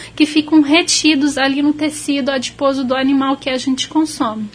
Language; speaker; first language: Portuguese; non-native, fluent; Arabic